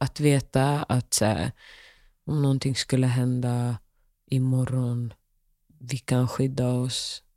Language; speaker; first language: Swedish; early bilingual, other home language; Somali